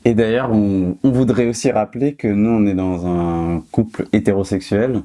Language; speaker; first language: French; native; French